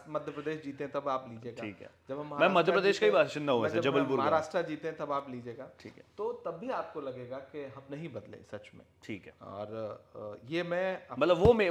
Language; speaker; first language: Hindi; native; Hindi